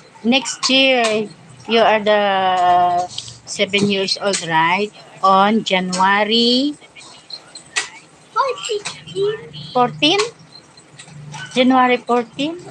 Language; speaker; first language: English; non-native, learner; Filipino